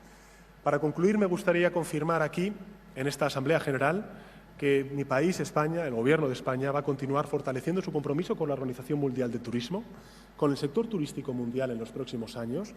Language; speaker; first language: Spanish; native; Spanish